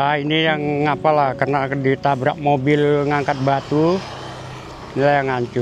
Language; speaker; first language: Indonesian; non-native, local second language; Balinese